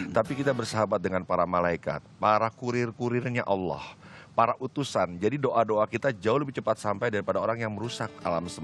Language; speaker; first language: Malay; native; Malay